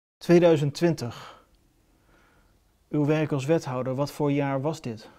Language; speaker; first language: Dutch; native; Dutch